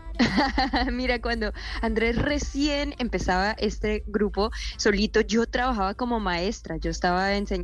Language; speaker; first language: Spanish; early bilingual, heritage; Spanish